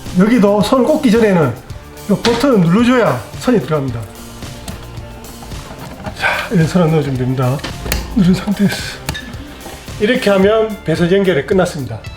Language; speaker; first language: Korean; native; Korean